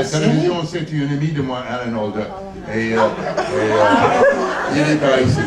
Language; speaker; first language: French; non-native, learner; English